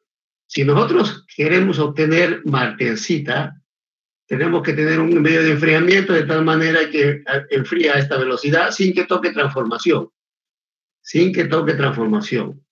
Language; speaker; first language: Spanish; native; Spanish